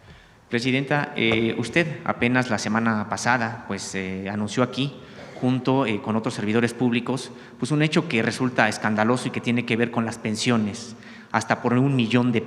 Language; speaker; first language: Spanish; native; Spanish